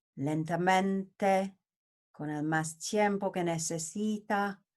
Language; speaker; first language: Spanish; non-native, learner; English